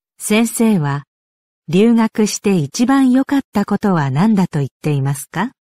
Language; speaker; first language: Japanese; native; Japanese